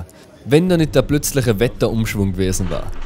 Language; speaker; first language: German; native; German